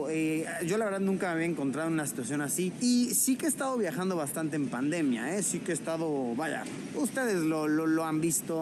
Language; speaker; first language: Spanish; native; Spanish